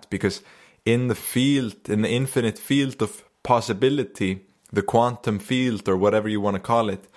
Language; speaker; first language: English; non-native, fluent; Icelandic